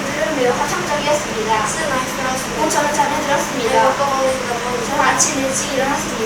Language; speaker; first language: Korean; native; Korean